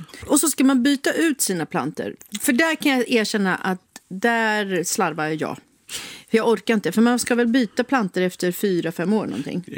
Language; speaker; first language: Swedish; native; Swedish